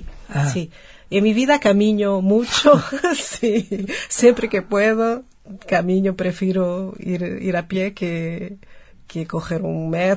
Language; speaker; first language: Spanish; non-native, fluent; Portuguese